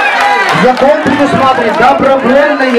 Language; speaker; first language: Russian; native; Russian